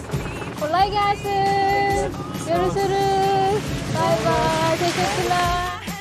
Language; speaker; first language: Turkish; non-native, fluent; Korean